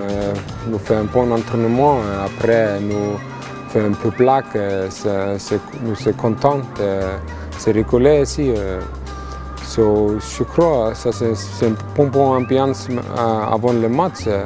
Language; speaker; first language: French; non-native, learner; Icelandic